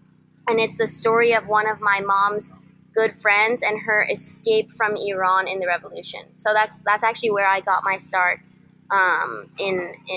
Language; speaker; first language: English; native; English